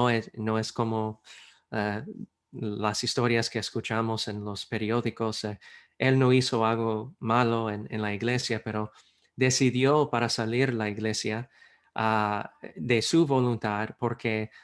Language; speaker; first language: Spanish; non-native, fluent; English